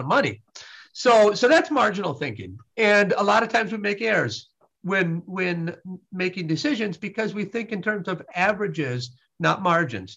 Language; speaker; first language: English; native; English